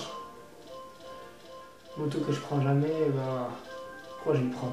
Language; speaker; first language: French; native; French